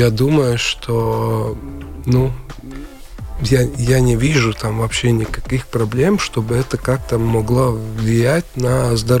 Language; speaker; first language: Russian; non-native, local second language; Latvian